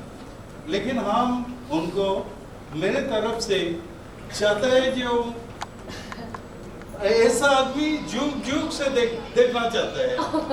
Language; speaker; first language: Hindi; non-native, local second language; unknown